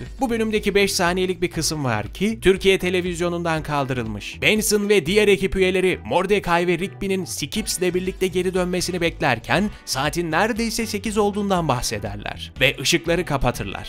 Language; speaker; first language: Turkish; native; Turkish